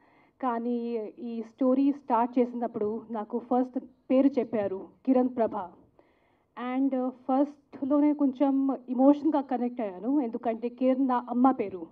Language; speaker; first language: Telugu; non-native, local second language; Hindi